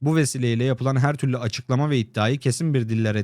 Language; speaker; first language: Turkish; native; Turkish